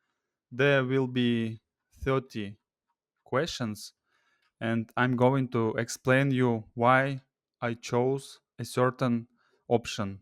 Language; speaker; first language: English; non-native, fluent; Russian